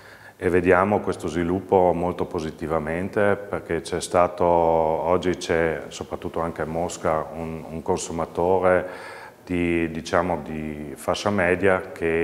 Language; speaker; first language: Italian; non-native, local second language; German